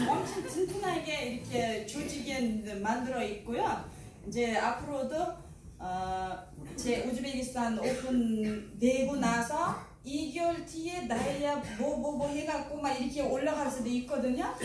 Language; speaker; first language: Korean; non-native, learner; Uzbek